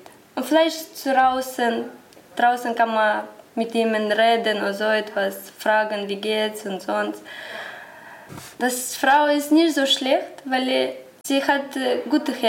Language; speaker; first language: German; non-native, learner; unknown